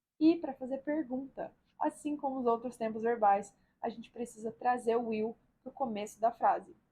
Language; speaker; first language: Portuguese; native; Portuguese